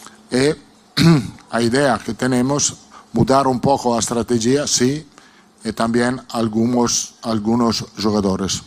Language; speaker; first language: Portuguese; non-native, learner; Italian